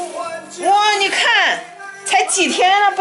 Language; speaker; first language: Chinese; native; Chinese